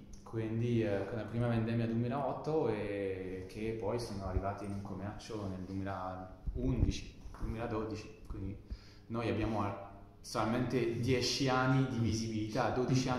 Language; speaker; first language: Italian; non-native, fluent; French